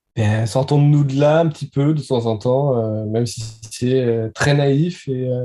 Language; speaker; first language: French; native; French